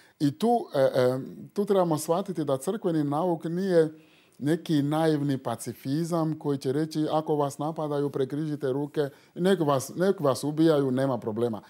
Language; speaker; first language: Croatian; non-native, fluent; Fon